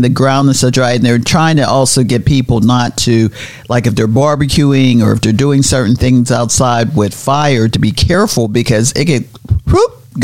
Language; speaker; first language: English; native; English